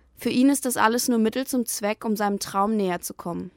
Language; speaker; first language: German; native; German